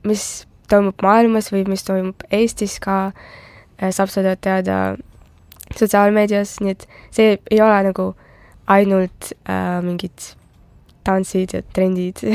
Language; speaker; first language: Estonian; non-native, local second language; Russian